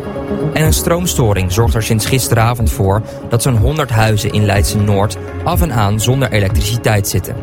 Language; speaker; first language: Dutch; native; Dutch